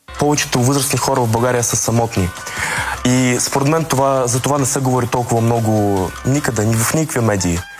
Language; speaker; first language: Bulgarian; early bilingual, other home language; Russian